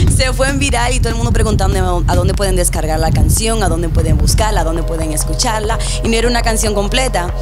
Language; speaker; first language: Spanish; early bilingual, heritage; Spanish